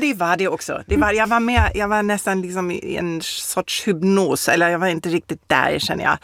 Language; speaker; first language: Swedish; non-native, fluent; German